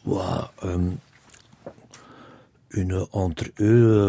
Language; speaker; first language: French; non-native, local second language; Dutch